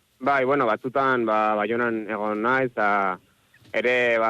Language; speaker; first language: Basque; non-native, local second language; Spanish